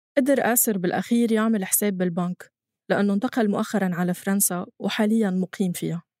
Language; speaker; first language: Arabic; native; Arabic